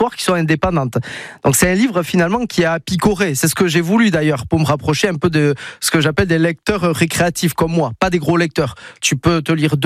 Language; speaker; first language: French; native; French